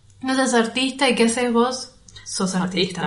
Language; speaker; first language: Spanish; native; Spanish